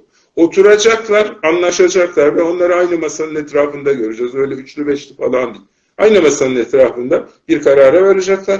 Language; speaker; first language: Turkish; native; Turkish